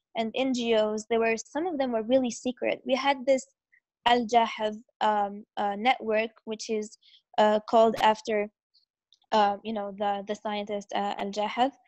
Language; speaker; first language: English; non-native, fluent; Arabic